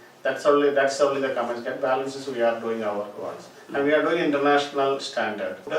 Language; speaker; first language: English; non-native, local second language; Malayalam